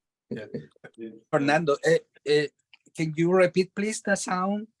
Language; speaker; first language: English; non-native, learner; Spanish